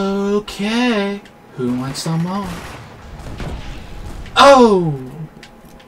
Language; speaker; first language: English; native; English